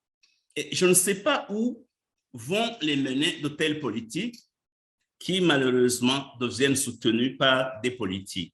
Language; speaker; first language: French; non-native, local second language; Rundi